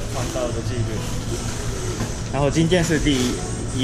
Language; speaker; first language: Chinese; non-native, learner; Japanese